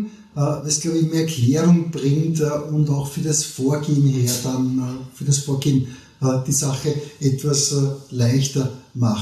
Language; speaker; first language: German; native; German